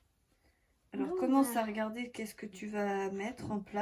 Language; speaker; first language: French; native; French